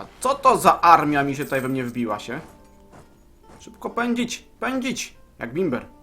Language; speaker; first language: Polish; native; Polish